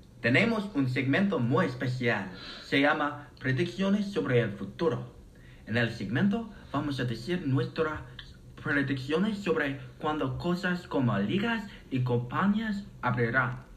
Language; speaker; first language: Spanish; non-native, learner; English